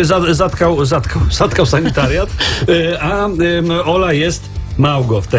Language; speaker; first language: Polish; native; Polish